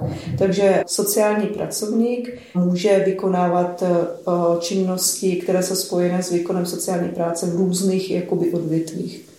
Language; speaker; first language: Czech; native; Czech